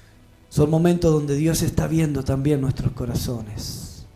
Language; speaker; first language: Spanish; native; Spanish